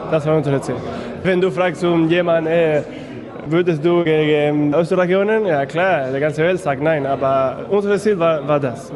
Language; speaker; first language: German; non-native, fluent; Spanish